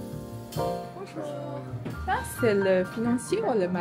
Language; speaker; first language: French; non-native, learner; English